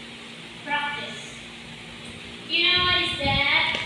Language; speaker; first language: English; non-native, learner; Indonesian